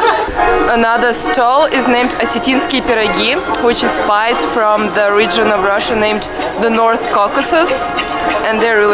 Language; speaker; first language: English; non-native, fluent; Russian